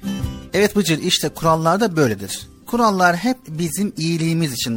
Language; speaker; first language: Turkish; native; Turkish